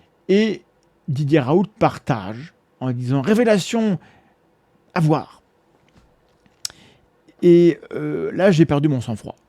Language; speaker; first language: French; native; French